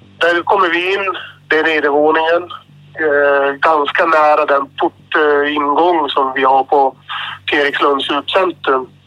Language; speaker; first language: Swedish; native; Swedish